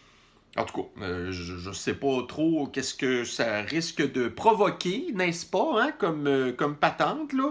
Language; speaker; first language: French; native; French